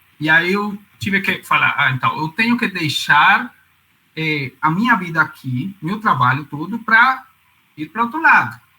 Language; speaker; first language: Portuguese; non-native, fluent; Spanish